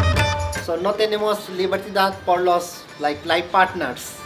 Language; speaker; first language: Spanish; non-native, learner; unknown